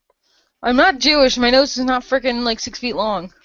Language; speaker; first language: English; native; English